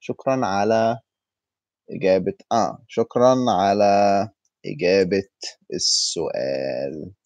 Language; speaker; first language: Arabic; early bilingual, heritage; Arabic